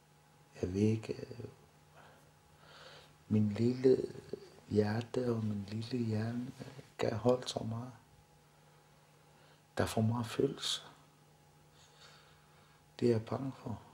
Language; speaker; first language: Danish; non-native, local second language; Kalaallisut